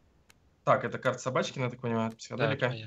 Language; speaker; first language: Russian; native; Russian